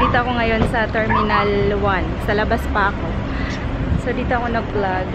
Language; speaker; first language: Filipino; non-native, local second language; Cebuano